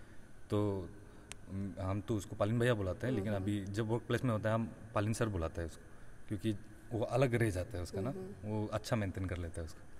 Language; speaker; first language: Hindi; non-native, local second language; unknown